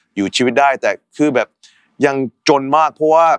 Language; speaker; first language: Thai; native; Thai